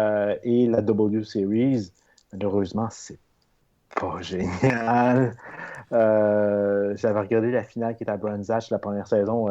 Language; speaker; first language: French; native; French